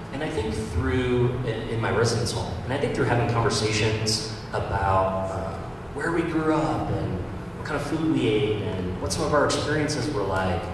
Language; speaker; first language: English; native; English